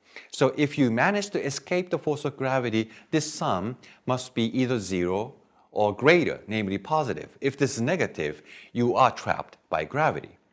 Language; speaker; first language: English; non-native, fluent; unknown